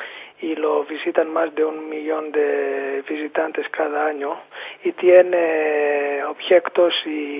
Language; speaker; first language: Spanish; non-native, fluent; Greek